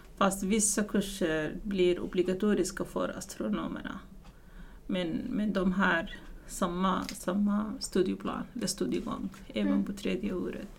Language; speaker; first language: Swedish; non-native, fluent; Arabic